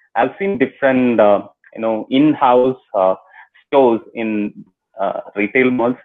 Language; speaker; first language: English; non-native, local second language; Malayalam